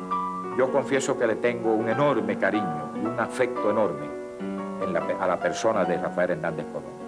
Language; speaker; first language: Spanish; native; Spanish